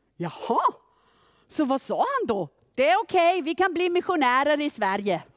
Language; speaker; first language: Swedish; non-native, fluent; German